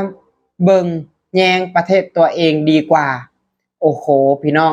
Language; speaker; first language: Thai; non-native, local second language; Lao